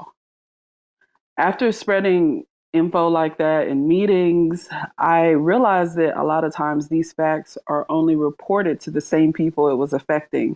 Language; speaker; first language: English; native; English